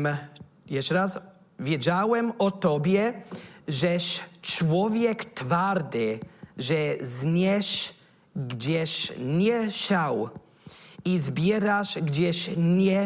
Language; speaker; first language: Polish; non-native, learner; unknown